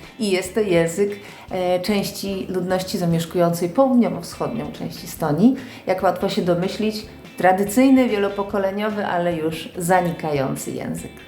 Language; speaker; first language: Polish; native; Polish